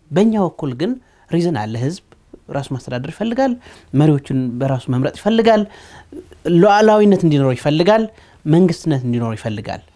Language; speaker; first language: Amharic; non-native, local second language; Tigrinya